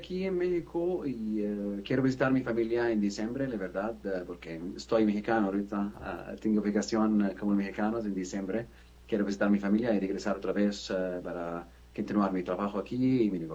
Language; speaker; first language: Spanish; non-native, learner; Arabic